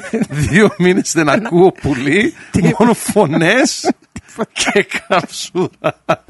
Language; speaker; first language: Greek; early bilingual, heritage; Greek